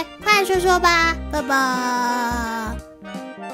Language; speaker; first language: Chinese; native; Chinese